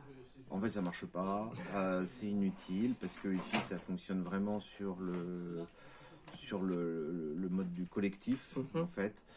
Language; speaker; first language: French; native; French